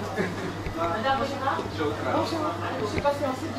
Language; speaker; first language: French; non-native, learner; Portuguese